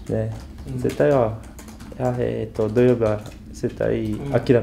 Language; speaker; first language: Japanese; non-native, learner; Portuguese